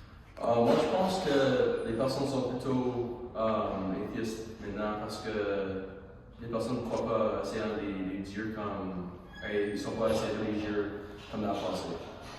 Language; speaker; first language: French; non-native, local second language; English